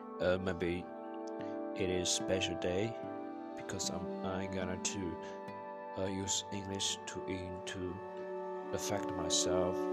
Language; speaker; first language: English; non-native, learner; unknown